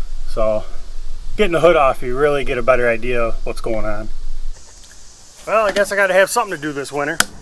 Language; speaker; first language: English; native; English